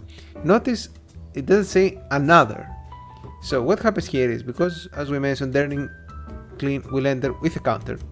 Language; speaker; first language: English; non-native, fluent; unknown